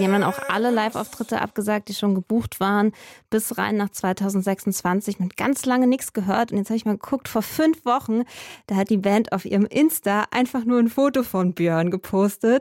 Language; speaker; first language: German; native; German